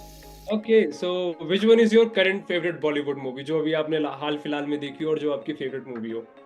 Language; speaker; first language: Hindi; native; Hindi